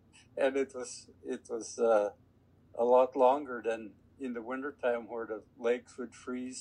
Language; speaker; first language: English; native; English